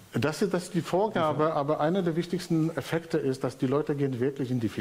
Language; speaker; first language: German; non-native, fluent; Polish